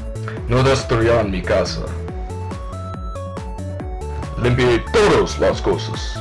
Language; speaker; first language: Spanish; non-native, learner; English